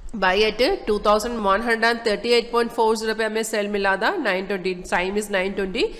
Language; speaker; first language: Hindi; non-native, local second language; Malayalam